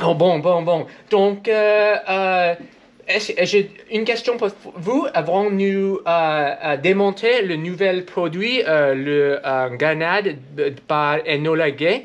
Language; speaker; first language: French; non-native, learner; English